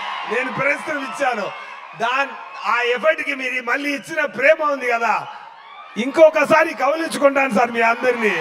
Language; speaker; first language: Telugu; non-native, fluent; Tamil